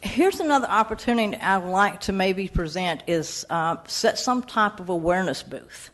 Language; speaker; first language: English; native; English